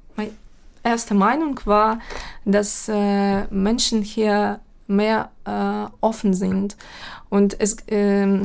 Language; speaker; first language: German; non-native, fluent; Ukrainian